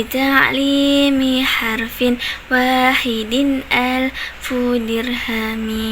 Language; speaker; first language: Arabic; non-native, learner; Indonesian